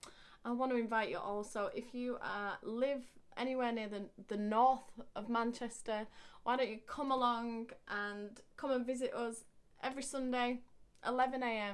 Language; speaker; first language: English; native; English